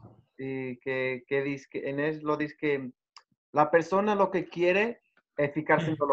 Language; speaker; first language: Spanish; non-native, learner; Portuguese